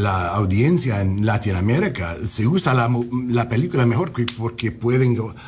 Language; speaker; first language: Spanish; non-native, learner; English